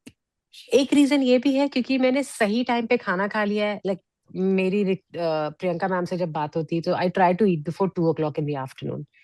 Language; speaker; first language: Hindi; native; Hindi